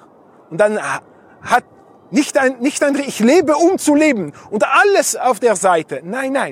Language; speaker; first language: German; non-native, fluent; Hebrew